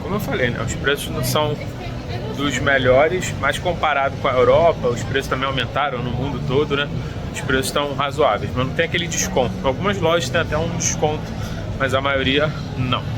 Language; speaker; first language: Portuguese; native; Portuguese